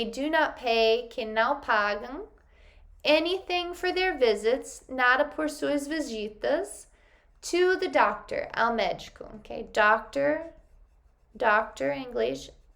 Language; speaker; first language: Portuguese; non-native, fluent; English